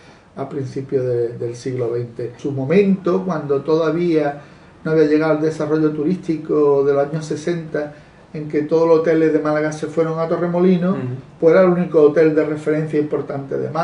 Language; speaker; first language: Spanish; native; Spanish